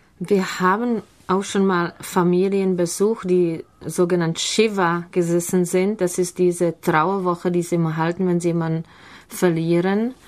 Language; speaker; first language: German; non-native, fluent; Czech